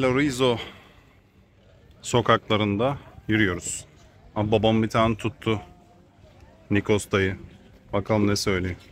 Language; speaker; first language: Turkish; native; Turkish